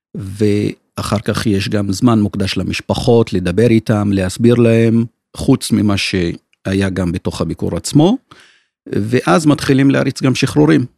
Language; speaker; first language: Hebrew; non-native, local second language; Arabic